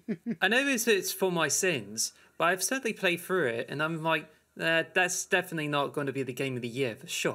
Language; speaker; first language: English; native; English